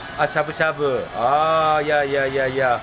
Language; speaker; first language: English; non-native, learner; Japanese